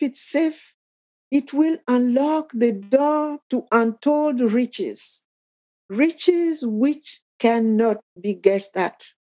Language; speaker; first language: English; non-native, fluent; Akan